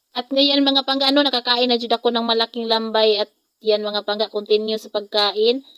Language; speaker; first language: Filipino; non-native, local second language; Hiligaynon